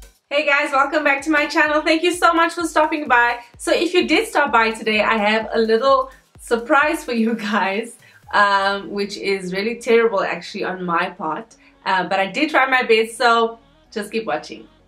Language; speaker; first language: English; native; English